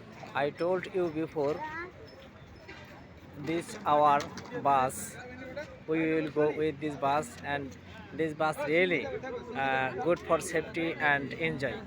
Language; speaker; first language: English; non-native, learner; Bangla